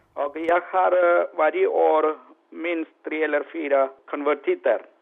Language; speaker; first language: Swedish; non-native, learner; Malayalam